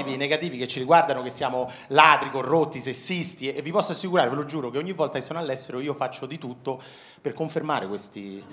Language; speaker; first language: Italian; native; Italian